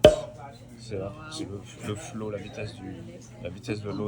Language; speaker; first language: French; native; French